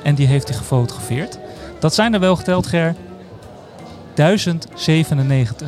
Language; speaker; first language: Dutch; native; Dutch